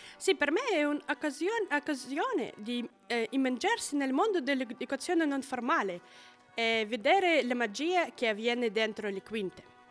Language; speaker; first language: Italian; non-native, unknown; Russian